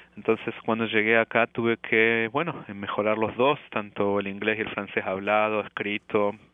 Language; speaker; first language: Spanish; native; Spanish